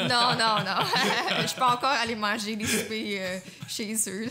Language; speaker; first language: French; native; French